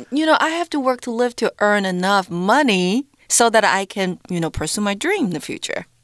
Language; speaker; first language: English; non-native, fluent; Chinese